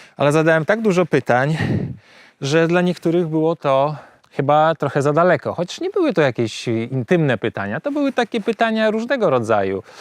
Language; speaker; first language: Polish; native; Polish